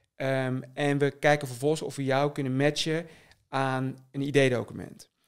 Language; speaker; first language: Dutch; native; Dutch